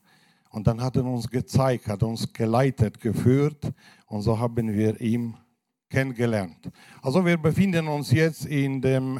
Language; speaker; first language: German; non-native, fluent; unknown